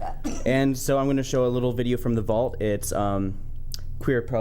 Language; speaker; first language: English; native; English